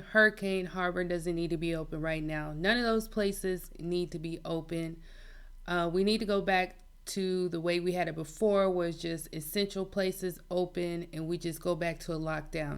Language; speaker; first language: English; native; English